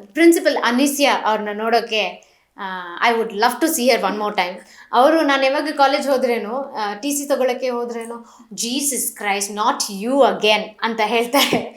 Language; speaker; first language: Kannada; non-native, local second language; Malayalam